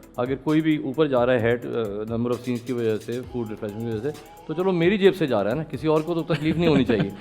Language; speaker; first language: Urdu; native; Urdu